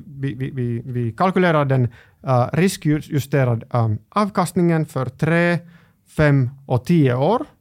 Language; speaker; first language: Swedish; non-native, local second language; Finnish